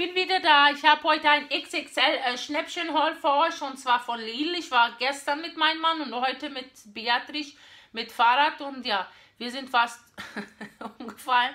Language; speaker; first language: German; non-native, fluent; Portuguese